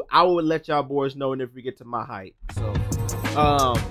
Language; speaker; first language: English; native; English